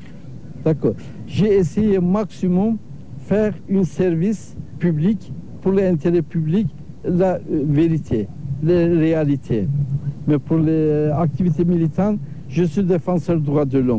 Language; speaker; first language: French; non-native, learner; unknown